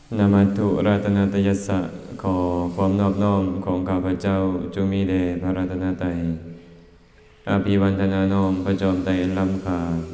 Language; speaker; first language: Thai; non-native, local second language; Northeastern Thai